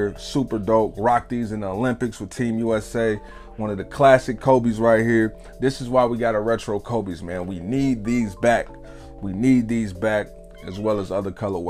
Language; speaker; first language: English; native; English